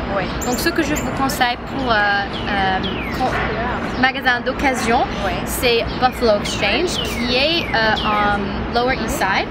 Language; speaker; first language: French; non-native, fluent; English